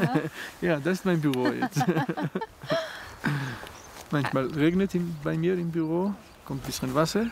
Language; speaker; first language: German; non-native, fluent; Georgian